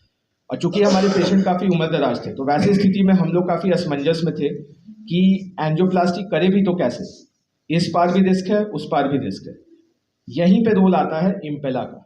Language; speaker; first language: Hindi; native; Hindi